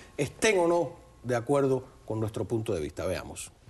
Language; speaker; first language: Spanish; native; Spanish